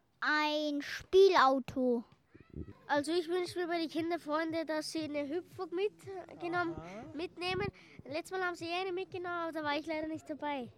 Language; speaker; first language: German; non-native, local second language; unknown